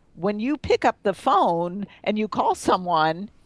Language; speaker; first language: English; native; English